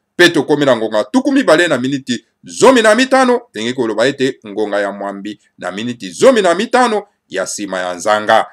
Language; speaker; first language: Lingala; non-native, local second language; Kongo